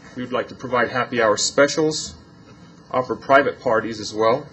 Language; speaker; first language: English; non-native, fluent; Polish